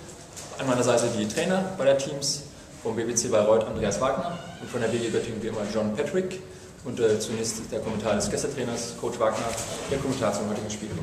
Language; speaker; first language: German; native; German